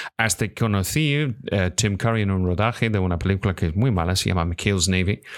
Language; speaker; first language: Spanish; non-native, fluent; English